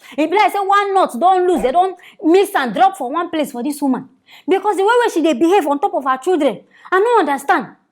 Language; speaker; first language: Nigerian Pidgin; native; Nigerian Pidgin